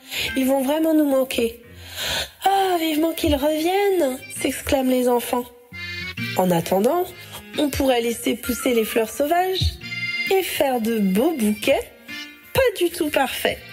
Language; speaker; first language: French; native; French